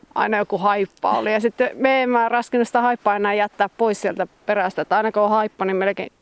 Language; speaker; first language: Finnish; native; Finnish